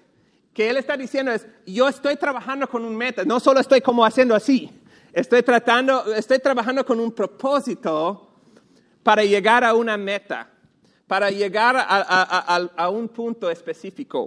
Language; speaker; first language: Spanish; non-native, fluent; English